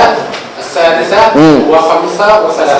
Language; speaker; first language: Arabic; non-native, learner; Urdu